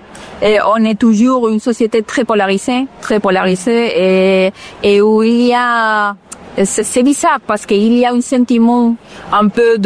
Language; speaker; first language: French; non-native, fluent; Spanish